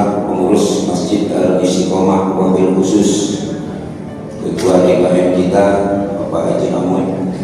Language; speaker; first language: Indonesian; native; Indonesian